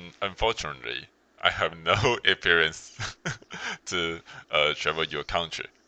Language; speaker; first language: English; non-native, learner; Chinese